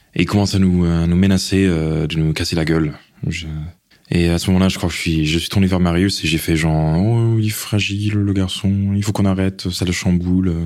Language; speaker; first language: French; non-native, fluent; English